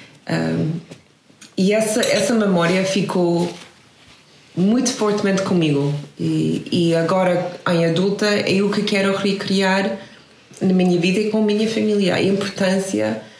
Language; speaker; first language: Portuguese; non-native, fluent; English